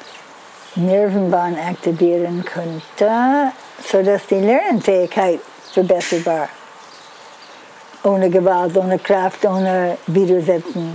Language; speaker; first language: German; non-native, fluent; English